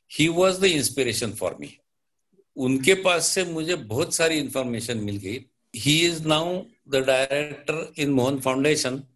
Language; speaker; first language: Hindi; non-native, local second language; Marathi